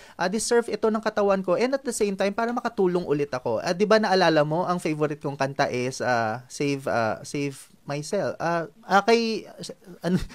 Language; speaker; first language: Filipino; non-native, local second language; Hiligaynon